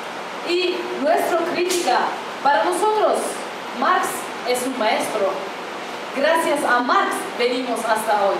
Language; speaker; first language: Spanish; non-native, fluent; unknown